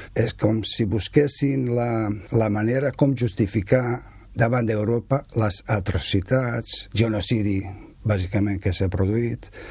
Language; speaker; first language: Catalan; non-native, fluent; Bosnian